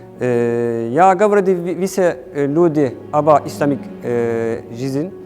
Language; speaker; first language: Russian; non-native, learner; Turkish